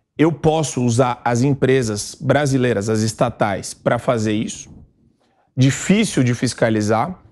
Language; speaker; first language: Portuguese; native; Portuguese